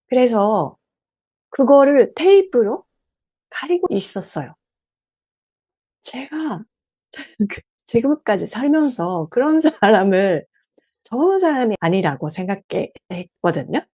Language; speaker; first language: Korean; non-native, learner; Japanese